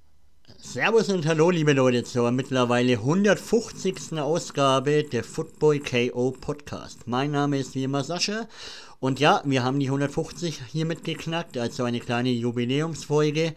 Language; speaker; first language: German; native; German